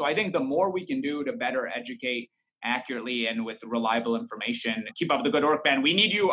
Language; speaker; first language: English; native; English